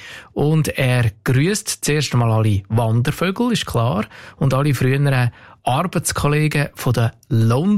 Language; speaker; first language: German; native; German